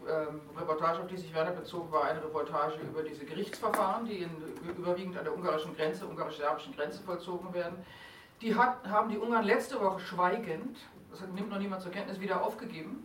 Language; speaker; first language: German; native; German